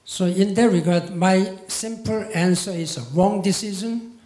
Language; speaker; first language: English; non-native, fluent; Korean